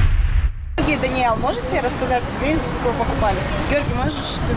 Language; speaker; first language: Russian; native; Russian